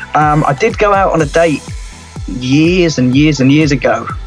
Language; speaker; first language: English; native; English